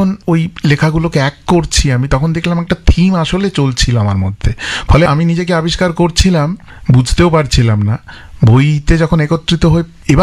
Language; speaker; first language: Bangla; non-native, local second language; English